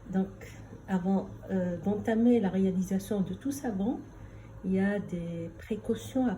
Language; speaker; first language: French; non-native, local second language; Arabic